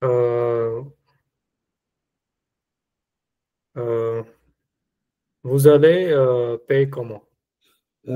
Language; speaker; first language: French; non-native, learner; Punjabi